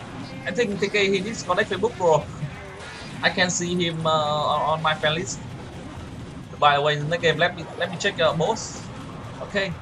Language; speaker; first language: English; non-native, learner; Vietnamese